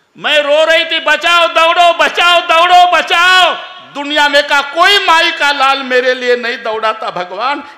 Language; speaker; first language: Hindi; non-native, local second language; Marathi